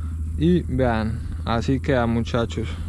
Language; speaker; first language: Spanish; native; Spanish